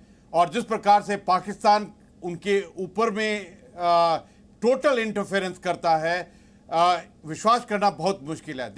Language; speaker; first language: Hindi; native; Hindi